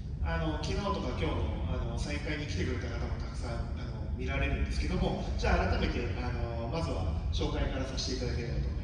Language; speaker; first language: Japanese; native; Japanese